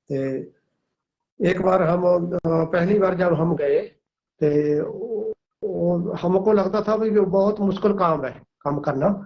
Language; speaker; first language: Hindi; non-native, local second language; Punjabi